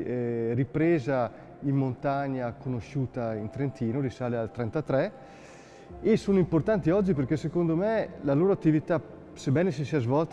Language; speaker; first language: Italian; native; Italian